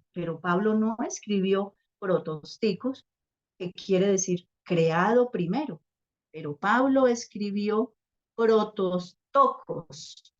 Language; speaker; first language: Spanish; native; Spanish